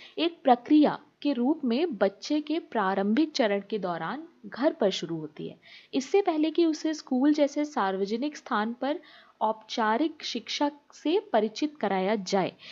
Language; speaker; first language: Hindi; native; Hindi